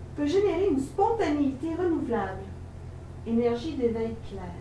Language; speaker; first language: French; native; French